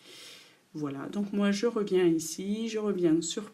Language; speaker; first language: French; native; French